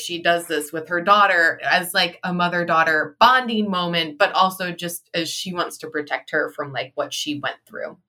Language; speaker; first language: English; native; English